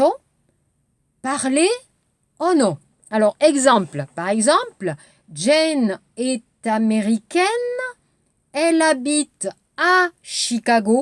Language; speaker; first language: French; native; French